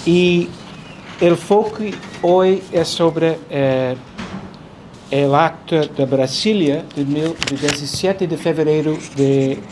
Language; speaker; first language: Spanish; non-native, fluent; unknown